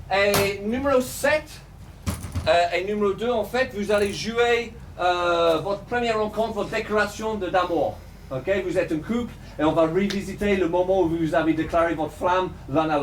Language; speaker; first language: French; native; French